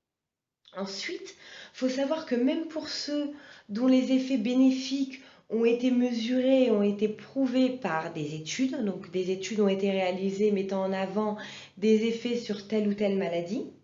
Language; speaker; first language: French; native; French